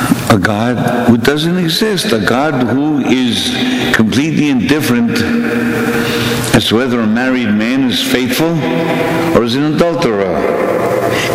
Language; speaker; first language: English; native; English